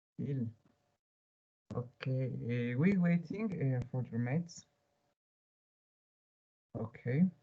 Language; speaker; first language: English; non-native, learner; Spanish